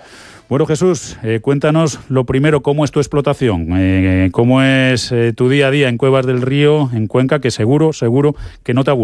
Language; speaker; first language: Spanish; native; Spanish